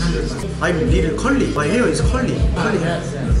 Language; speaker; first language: English; non-native, learner; Korean